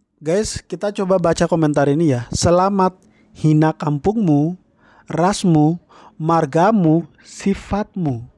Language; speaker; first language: Indonesian; native; Indonesian